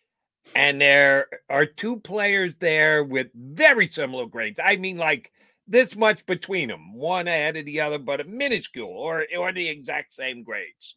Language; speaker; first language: English; native; English